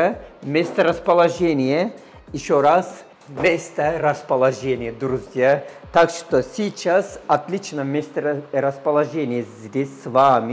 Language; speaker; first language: Russian; non-native, learner; Turkish